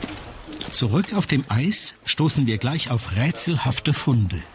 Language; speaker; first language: German; native; German